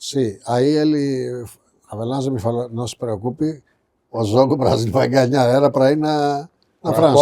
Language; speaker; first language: Portuguese; non-native, fluent; Greek